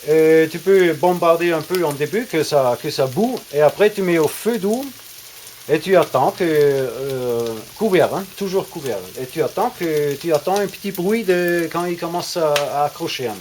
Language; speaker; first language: French; non-native, fluent; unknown